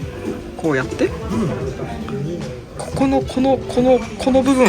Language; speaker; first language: Japanese; native; Japanese